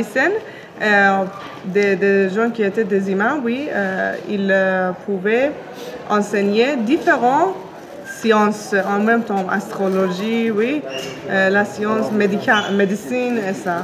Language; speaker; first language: French; non-native, learner; Persian